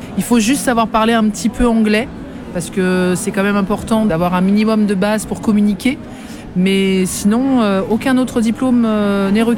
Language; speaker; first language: French; native; French